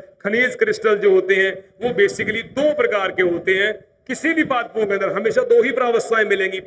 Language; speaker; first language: Hindi; native; Hindi